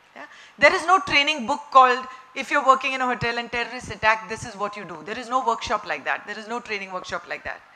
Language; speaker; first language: English; non-native, local second language; Marathi